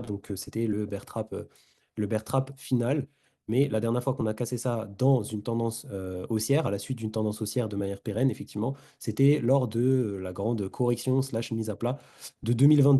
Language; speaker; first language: French; native; French